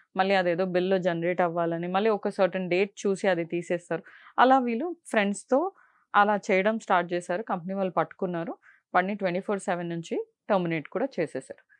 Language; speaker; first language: Telugu; non-native, local second language; Tamil